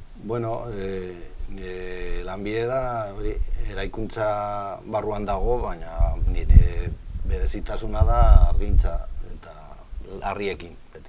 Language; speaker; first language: Basque; non-native, local second language; Spanish